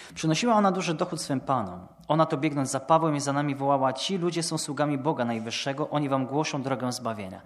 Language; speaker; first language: Polish; native; Polish